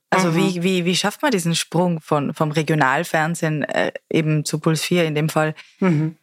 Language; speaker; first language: German; native; German